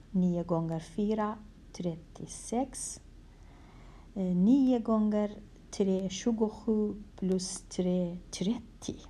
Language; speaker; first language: Swedish; non-native, fluent; Kurdish